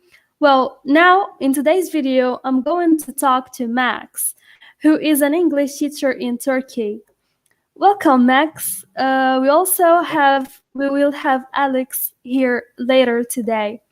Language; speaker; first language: English; non-native, fluent; Arabic